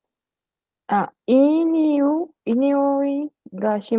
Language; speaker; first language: Japanese; non-native, learner; Spanish